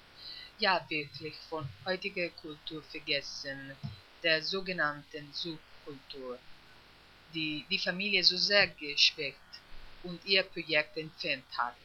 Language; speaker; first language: German; non-native, fluent; Italian